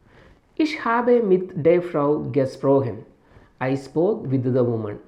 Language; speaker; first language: German; non-native, fluent; Malayalam